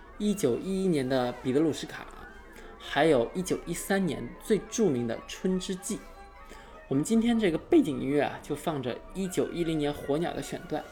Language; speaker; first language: Chinese; native; Chinese